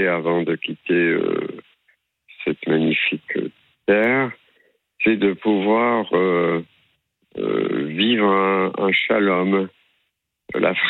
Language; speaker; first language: French; native; French